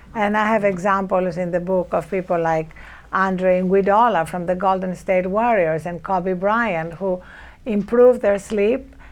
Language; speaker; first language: English; non-native, fluent; Greek